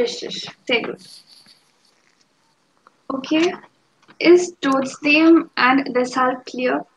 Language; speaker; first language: German; non-native, fluent; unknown